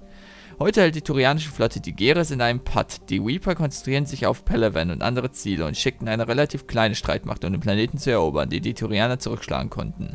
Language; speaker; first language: German; native; German